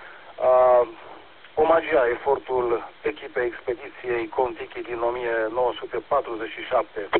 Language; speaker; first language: Romanian; native; Romanian